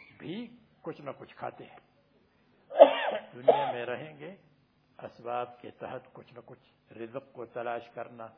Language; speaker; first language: Urdu; native; Urdu